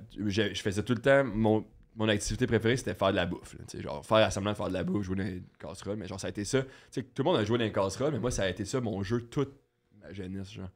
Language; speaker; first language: French; native; French